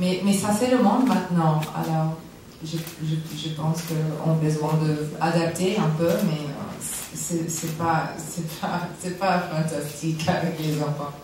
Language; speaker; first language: French; non-native, learner; English